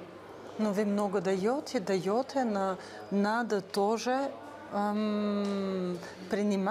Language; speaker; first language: Russian; non-native, fluent; Slovenian